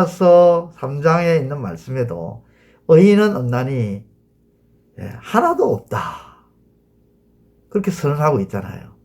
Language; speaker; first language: Korean; native; Korean